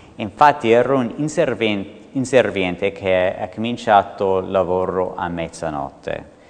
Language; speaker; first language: Italian; non-native, fluent; English